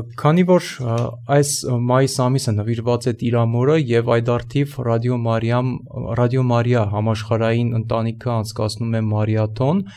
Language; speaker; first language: Armenian; native; Armenian